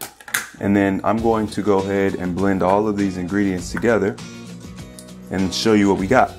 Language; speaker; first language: English; native; English